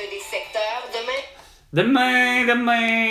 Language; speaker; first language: French; native; French